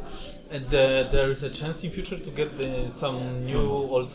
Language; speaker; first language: English; non-native, fluent; Polish